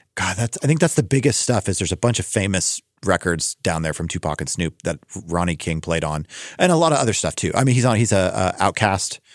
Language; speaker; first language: English; native; English